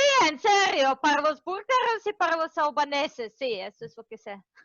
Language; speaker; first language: Spanish; non-native, fluent; Serbian